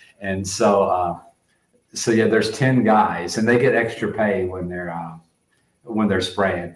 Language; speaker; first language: English; native; English